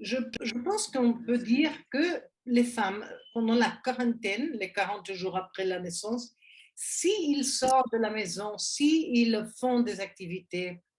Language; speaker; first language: French; non-native, fluent; Spanish